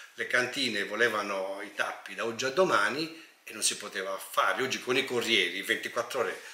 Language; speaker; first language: Italian; native; Italian